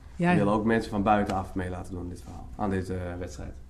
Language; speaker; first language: Dutch; native; Dutch